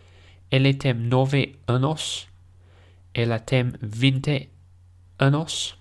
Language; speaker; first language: Portuguese; non-native, learner; English